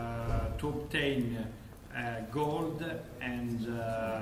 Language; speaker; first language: English; non-native, learner; Italian